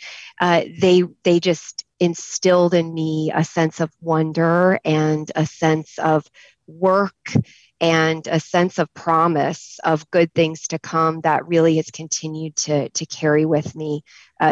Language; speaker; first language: English; native; English